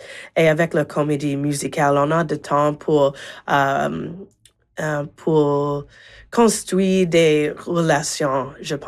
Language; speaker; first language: French; non-native, learner; English